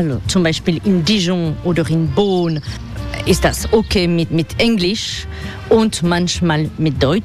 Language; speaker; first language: German; non-native, learner; French